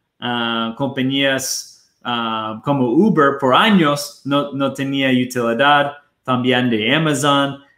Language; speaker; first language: Spanish; non-native, fluent; Portuguese